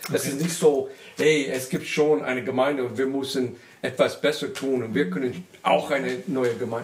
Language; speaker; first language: German; non-native, learner; English